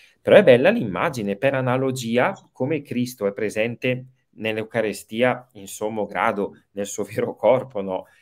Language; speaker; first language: Italian; native; Italian